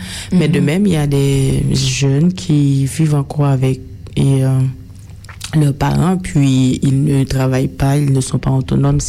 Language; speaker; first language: French; non-native, local second language; Haitian Creole